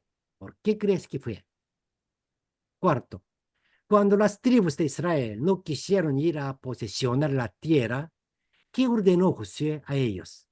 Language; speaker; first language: Spanish; non-native, fluent; Korean